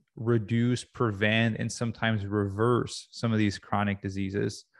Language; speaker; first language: English; native; English